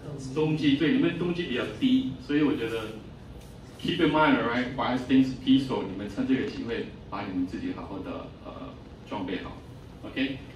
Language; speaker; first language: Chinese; non-native, fluent; English